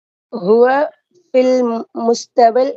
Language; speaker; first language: Arabic; non-native, learner; Tamil